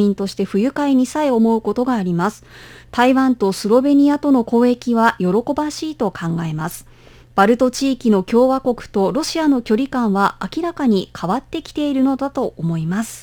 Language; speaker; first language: Japanese; native; Japanese